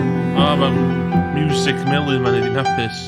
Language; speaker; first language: Welsh; native; Welsh